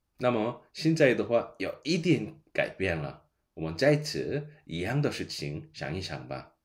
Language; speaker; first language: Chinese; non-native, fluent; Korean